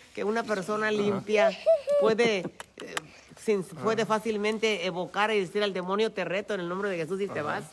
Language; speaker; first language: Spanish; native; Spanish